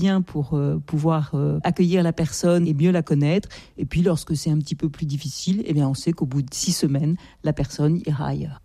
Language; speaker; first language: French; native; French